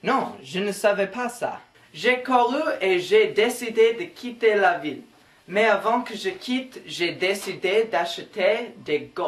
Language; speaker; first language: French; non-native, learner; English